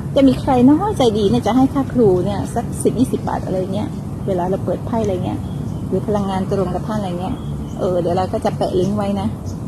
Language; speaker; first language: Thai; non-native, local second language; Northern Khmer